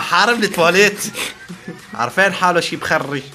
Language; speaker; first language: Arabic; native; Arabic